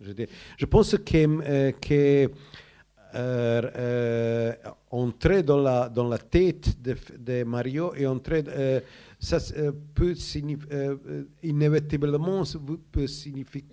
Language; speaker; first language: French; non-native, learner; Croatian